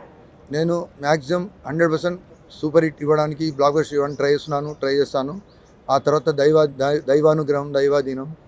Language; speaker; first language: Telugu; native; Telugu